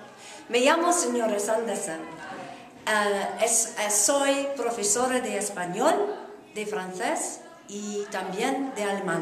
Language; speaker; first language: Spanish; non-native, fluent; English